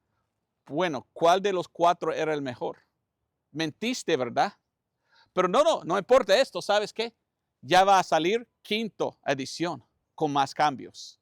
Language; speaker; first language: Spanish; non-native, fluent; English